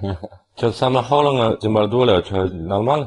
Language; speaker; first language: Russian; non-native, learner; Chinese